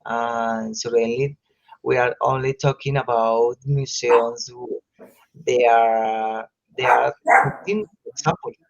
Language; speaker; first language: English; non-native, learner; Spanish